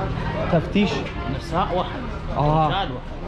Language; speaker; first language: Arabic; non-native, learner; English